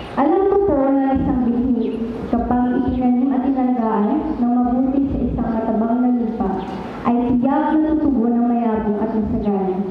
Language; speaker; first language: Filipino; non-native, local second language; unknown